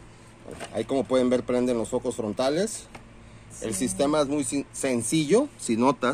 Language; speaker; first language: Spanish; native; Spanish